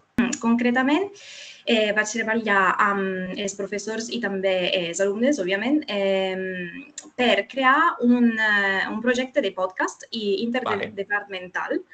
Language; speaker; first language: Catalan; non-native, fluent; Italian